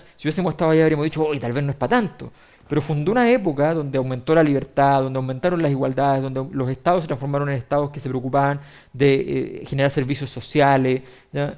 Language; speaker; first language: Spanish; native; Spanish